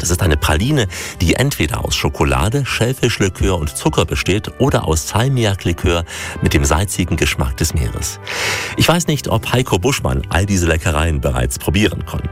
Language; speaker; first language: German; native; German